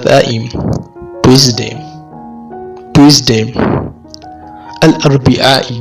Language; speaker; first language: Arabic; non-native, fluent; Urdu